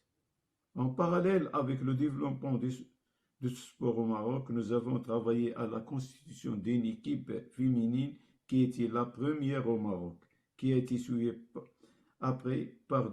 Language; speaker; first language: French; non-native, local second language; Arabic